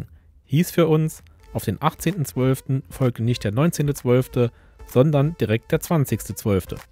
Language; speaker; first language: German; native; German